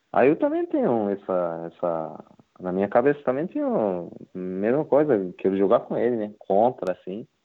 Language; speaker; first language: Portuguese; non-native, learner; Japanese